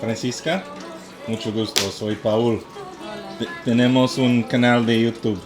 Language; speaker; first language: Spanish; non-native, learner; English